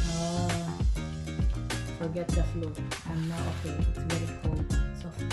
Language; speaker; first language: English; non-native, local second language; Filipino